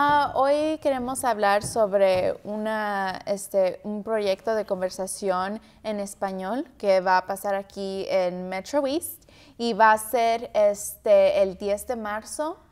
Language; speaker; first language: Spanish; early bilingual, heritage; Spanish